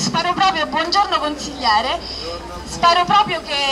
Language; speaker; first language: Italian; native; Italian